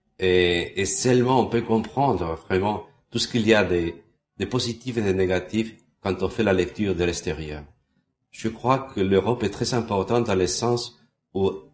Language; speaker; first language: French; non-native, fluent; Spanish